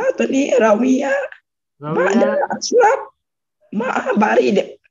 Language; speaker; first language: Arabic; non-native, learner; Indonesian